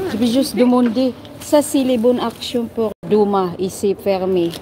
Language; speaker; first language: French; non-native, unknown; Filipino